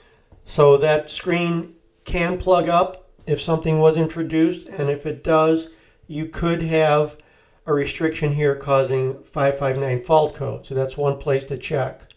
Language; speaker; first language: English; native; English